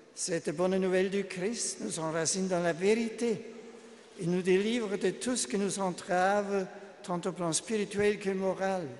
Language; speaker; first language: French; non-native, fluent; German